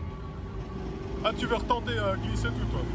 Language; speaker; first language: French; native; French